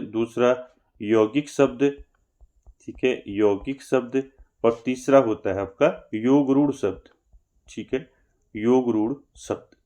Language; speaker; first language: Hindi; native; Hindi